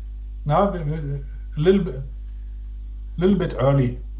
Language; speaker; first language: English; non-native, fluent; German